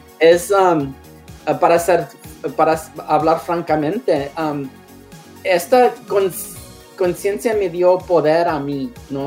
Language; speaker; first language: Spanish; non-native, learner; English